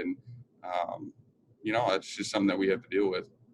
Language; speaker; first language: English; native; English